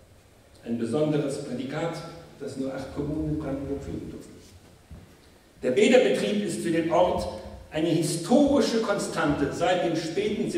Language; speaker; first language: German; native; German